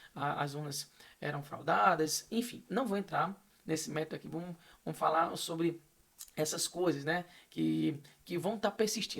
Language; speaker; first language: Portuguese; native; Portuguese